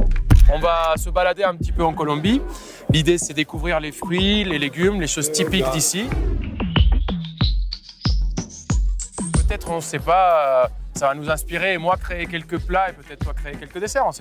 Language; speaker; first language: French; non-native, fluent; Spanish